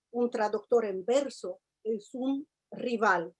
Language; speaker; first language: Spanish; non-native, fluent; Russian